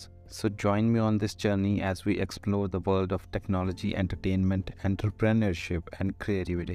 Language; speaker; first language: English; non-native, local second language; Punjabi